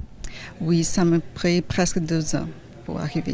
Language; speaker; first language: French; non-native, fluent; Portuguese